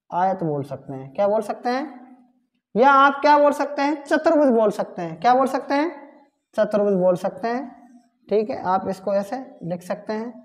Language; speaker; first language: Hindi; native; Hindi